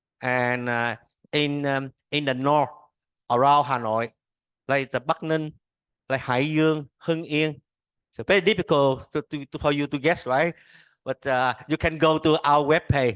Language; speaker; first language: English; non-native, learner; Vietnamese